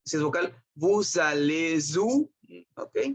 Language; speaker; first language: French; non-native, fluent; Spanish